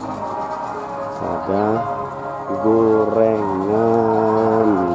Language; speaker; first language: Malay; non-native, local second language; Javanese